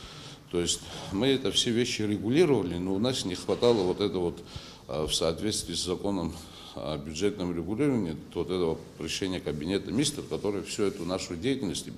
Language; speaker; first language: Russian; non-native, local second language; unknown